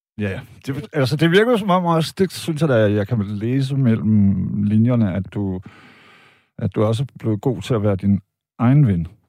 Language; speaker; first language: Danish; native; Danish